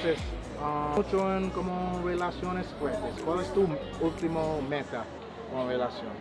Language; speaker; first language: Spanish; non-native, learner; English